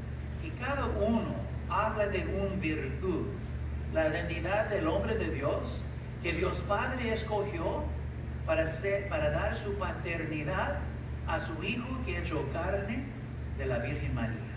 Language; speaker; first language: Spanish; early bilingual, heritage; English